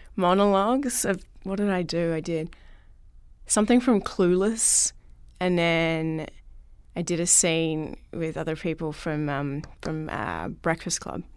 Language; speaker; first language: English; native; English